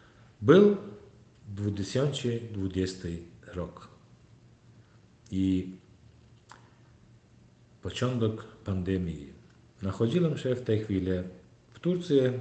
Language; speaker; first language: Polish; non-native, fluent; Turkmen